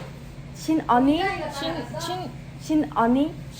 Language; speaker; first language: Korean; non-native, learner; Mongolian